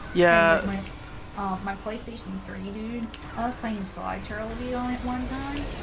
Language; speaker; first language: English; native; English